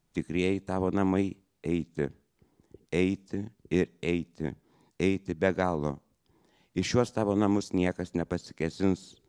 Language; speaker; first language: French; non-native, fluent; Lithuanian